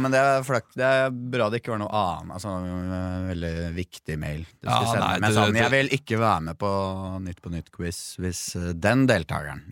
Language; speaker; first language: Norwegian; native; Norwegian